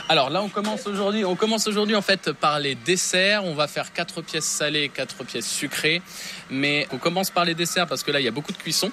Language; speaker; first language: French; native; French